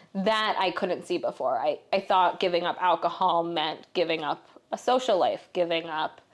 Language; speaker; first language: English; native; English